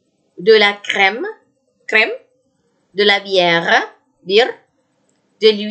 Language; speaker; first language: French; non-native, fluent; Indonesian